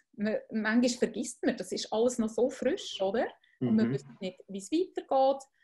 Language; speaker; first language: German; native; German